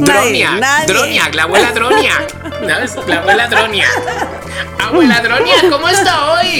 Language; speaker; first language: Spanish; native; Spanish